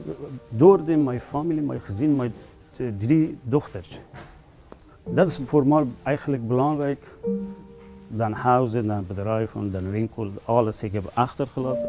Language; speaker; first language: Dutch; non-native, learner; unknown